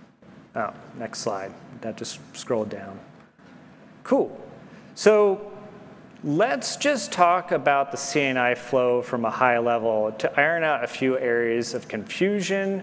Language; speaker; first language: English; native; English